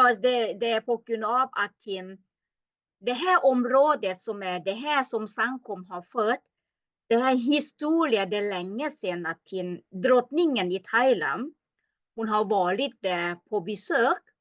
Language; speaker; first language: Swedish; non-native, learner; Thai